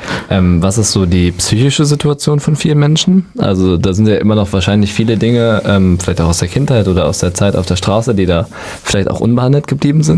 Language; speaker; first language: German; native; German